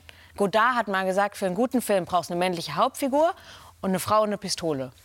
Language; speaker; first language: German; native; German